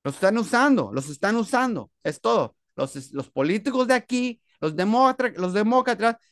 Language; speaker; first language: Spanish; early bilingual, heritage; Spanish